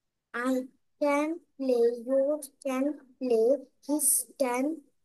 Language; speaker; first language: English; non-native, learner; Bangla